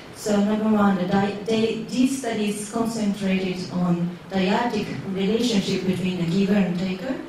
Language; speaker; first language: English; non-native, fluent; Japanese